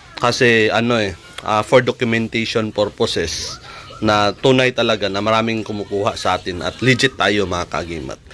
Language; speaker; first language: Filipino; non-native, local second language; Cebuano